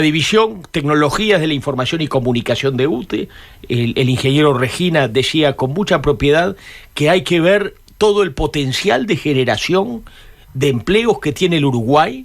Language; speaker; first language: Spanish; native; Spanish